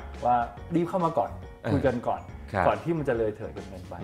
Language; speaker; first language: Thai; native; Thai